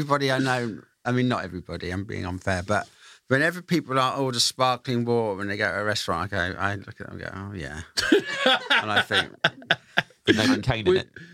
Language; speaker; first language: English; native; English